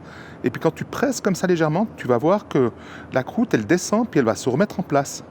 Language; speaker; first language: French; native; French